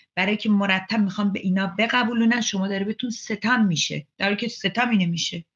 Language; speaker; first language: Persian; native; Persian